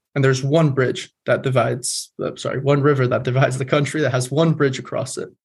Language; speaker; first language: English; non-native, fluent; Polish